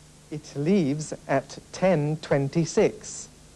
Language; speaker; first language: English; non-native, fluent; German